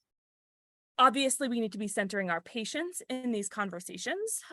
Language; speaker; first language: English; native; English